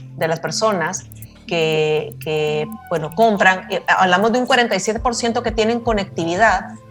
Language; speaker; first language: Spanish; native; Spanish